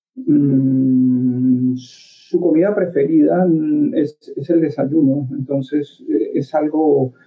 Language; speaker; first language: Spanish; native; Spanish